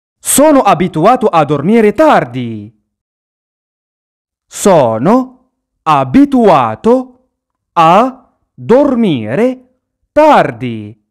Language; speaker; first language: Italian; non-native, fluent; Arabic